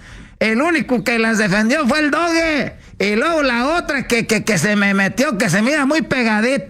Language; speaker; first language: Spanish; native; Spanish